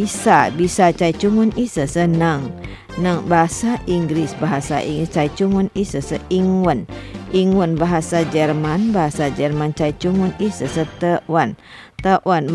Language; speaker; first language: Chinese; non-native, fluent; Indonesian